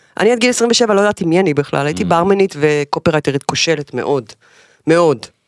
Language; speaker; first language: Hebrew; native; Hebrew